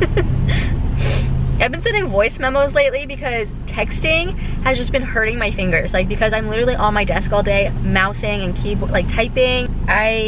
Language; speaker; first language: English; native; English